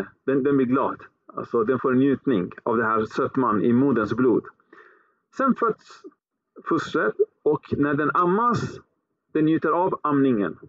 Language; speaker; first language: Swedish; early bilingual, other home language; Arabic